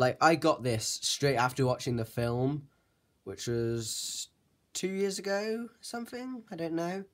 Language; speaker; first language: English; native; English